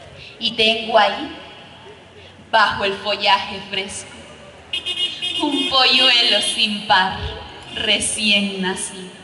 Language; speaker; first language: Spanish; native; Spanish